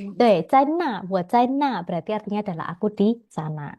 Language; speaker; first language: Indonesian; native; Indonesian